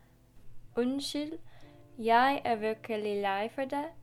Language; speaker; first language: Norwegian; non-native, learner; English